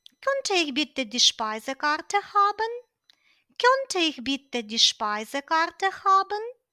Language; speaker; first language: German; non-native, fluent; Ukrainian